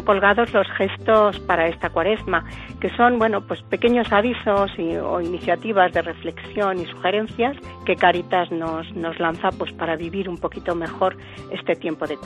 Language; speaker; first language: Spanish; native; Spanish